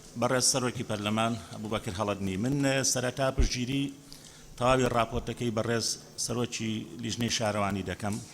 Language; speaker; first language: Central Kurdish; non-native, local second language; Assyrian Neo-Aramaic